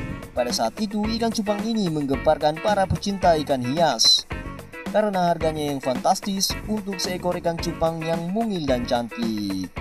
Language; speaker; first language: Indonesian; native; Indonesian